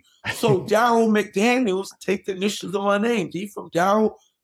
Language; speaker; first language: English; native; English